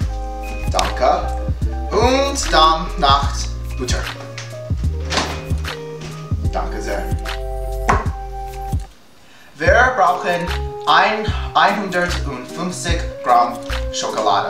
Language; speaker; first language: German; non-native, learner; English